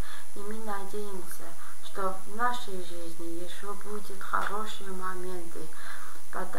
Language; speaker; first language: Russian; non-native, fluent; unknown